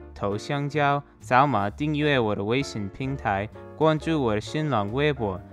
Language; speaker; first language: Chinese; non-native, fluent; English